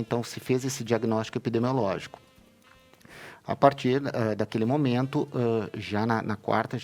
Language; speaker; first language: Portuguese; native; Portuguese